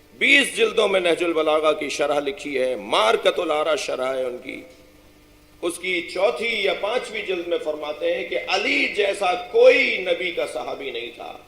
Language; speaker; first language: Urdu; non-native, local second language; Sindhi